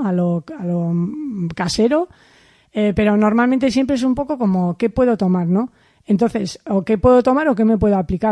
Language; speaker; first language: Spanish; native; Spanish